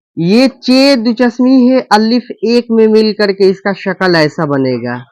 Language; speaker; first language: Hindi; native; Hindi